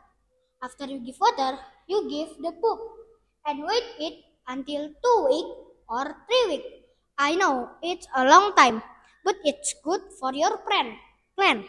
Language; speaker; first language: English; non-native, learner; Indonesian